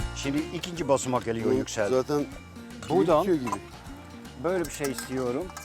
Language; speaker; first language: Turkish; non-native, fluent; Dutch